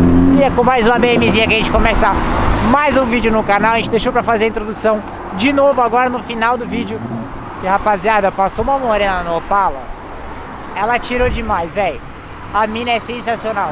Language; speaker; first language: Portuguese; native; Portuguese